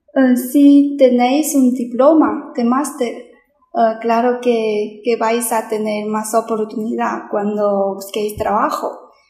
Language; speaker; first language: Spanish; non-native, fluent; Chinese